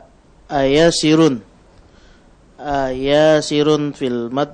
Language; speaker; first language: Arabic; non-native, learner; Indonesian